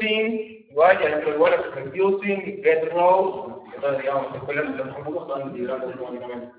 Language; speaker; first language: Spanish; native; Spanish